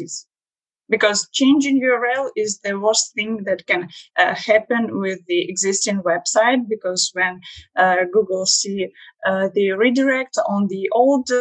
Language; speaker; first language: English; non-native, learner; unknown